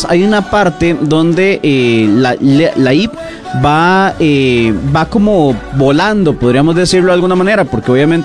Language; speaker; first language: Spanish; native; Spanish